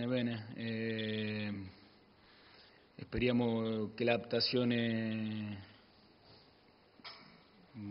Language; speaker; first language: Italian; non-native, learner; Spanish